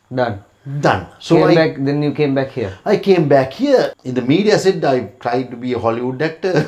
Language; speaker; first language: English; non-native, local second language; Sinhala